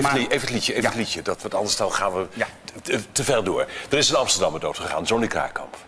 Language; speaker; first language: Dutch; native; Dutch